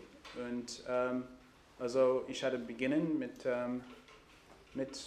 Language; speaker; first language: German; non-native, learner; English